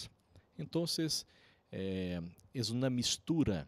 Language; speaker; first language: Spanish; non-native, learner; Portuguese